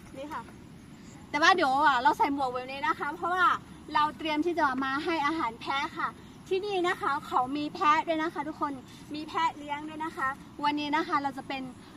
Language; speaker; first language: Thai; non-native, local second language; Karen languages